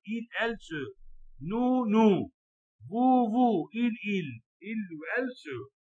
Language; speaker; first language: French; non-native, fluent; Arabic